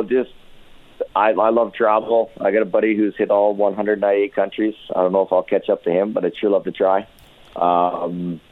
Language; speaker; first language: English; native; English